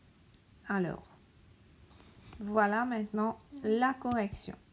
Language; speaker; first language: French; non-native, local second language; Morisyen